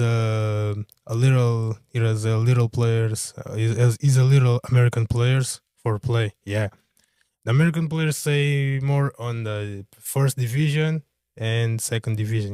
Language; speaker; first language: English; non-native, learner; Portuguese